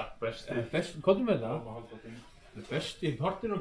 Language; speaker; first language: Icelandic; native; Icelandic